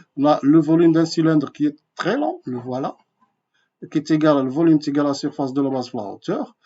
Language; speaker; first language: French; non-native, local second language; Arabic